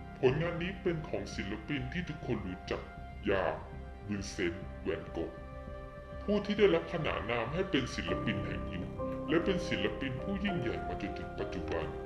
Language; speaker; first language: Thai; native; Thai